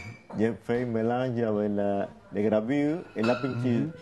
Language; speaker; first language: French; non-native, learner; Spanish